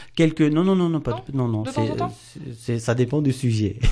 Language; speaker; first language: French; native; French